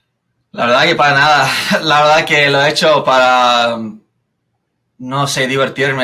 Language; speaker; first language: Spanish; non-native, fluent; English